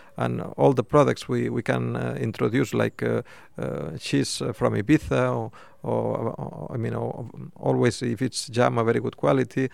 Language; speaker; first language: English; non-native, fluent; Spanish